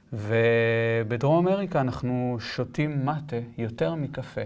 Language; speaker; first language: Hebrew; early bilingual, other home language; Spanish